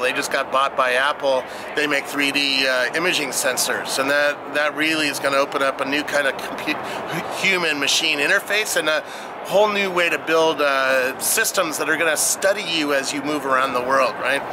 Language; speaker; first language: English; native; English